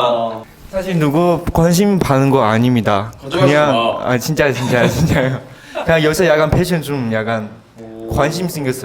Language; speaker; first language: Korean; non-native, learner; Chinese